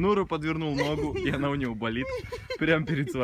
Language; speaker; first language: Russian; native; Russian